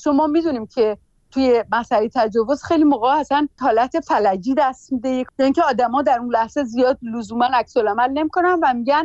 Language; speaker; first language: Persian; native; Persian